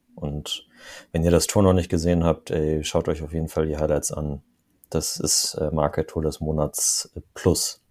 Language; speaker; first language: German; native; German